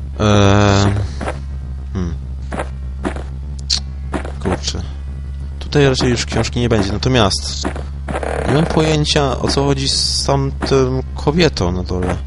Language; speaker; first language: Polish; native; Polish